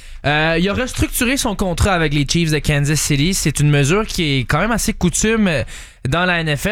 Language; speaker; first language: French; native; French